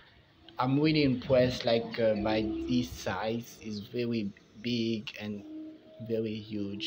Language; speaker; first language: English; non-native, fluent; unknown